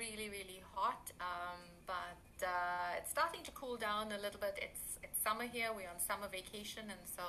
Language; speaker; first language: English; native; English